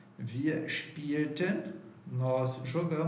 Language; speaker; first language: German; non-native, fluent; Portuguese